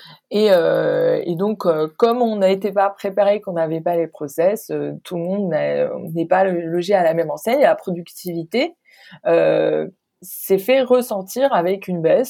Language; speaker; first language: French; non-native, local second language; Arabic